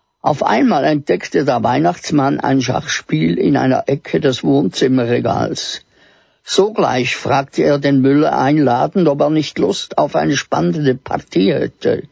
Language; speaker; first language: German; native; German